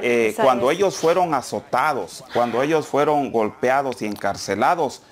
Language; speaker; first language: Spanish; native; Spanish